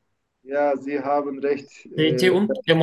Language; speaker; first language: German; non-native, learner; Turkish